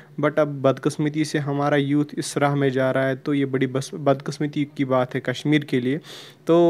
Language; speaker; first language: Hindi; non-native, local second language; Kashmiri